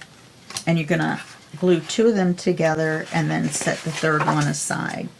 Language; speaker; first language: English; native; English